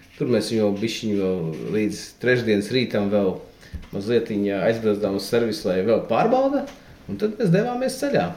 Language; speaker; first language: Latvian; native; Latvian